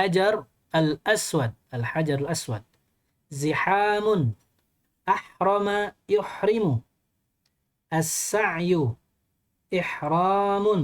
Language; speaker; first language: Arabic; non-native, fluent; Indonesian